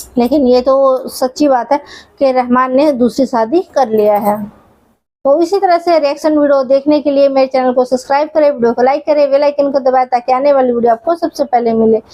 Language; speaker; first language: Hindi; native; Hindi